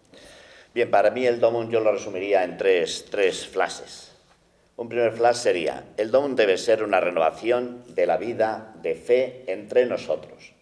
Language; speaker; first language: Spanish; native; Spanish